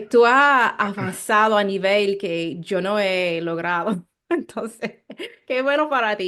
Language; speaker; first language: Spanish; non-native, learner; English